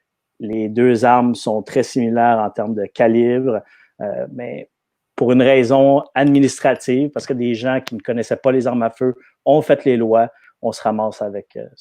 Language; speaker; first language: French; native; French